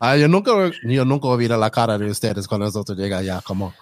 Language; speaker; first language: Spanish; non-native, learner; English